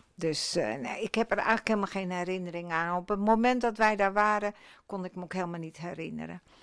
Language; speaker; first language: Dutch; early bilingual, other home language; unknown